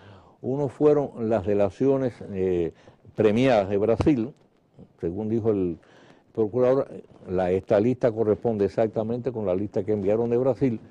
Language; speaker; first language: Spanish; native; Spanish